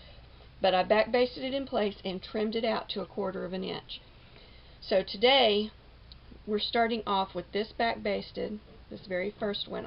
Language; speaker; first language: English; native; English